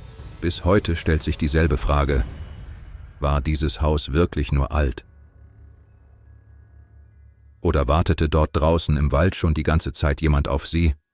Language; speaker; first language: German; native; German